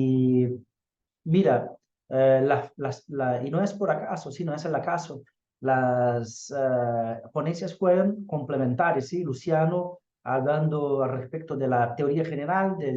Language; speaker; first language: Spanish; non-native, fluent; Portuguese